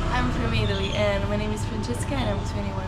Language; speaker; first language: English; non-native, fluent; Italian